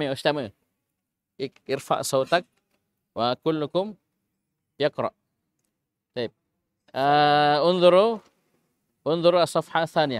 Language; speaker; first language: Arabic; non-native, fluent; Indonesian